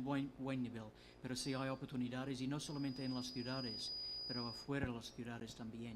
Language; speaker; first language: Spanish; non-native, fluent; English